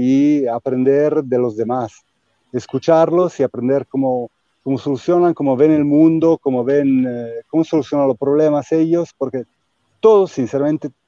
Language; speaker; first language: Spanish; non-native, fluent; Italian